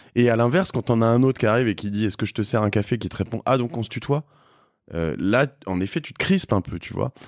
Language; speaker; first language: French; native; French